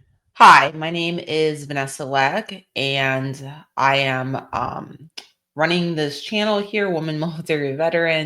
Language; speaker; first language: English; native; English